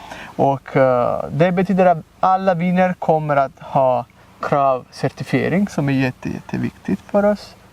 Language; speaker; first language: Swedish; non-native, fluent; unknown